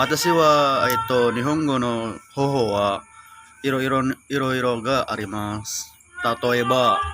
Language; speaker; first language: Japanese; non-native, learner; Indonesian